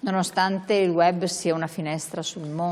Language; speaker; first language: Italian; native; Italian